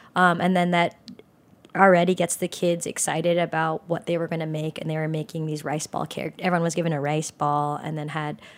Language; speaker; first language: English; native; English